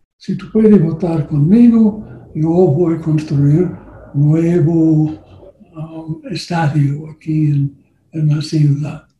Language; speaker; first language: Spanish; non-native, learner; English